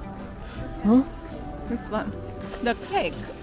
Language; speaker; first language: English; non-native, learner; Chinese